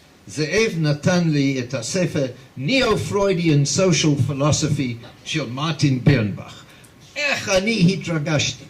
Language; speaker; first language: Hebrew; non-native, fluent; English